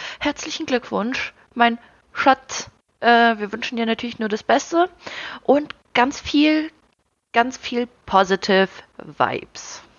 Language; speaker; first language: German; early bilingual, other home language; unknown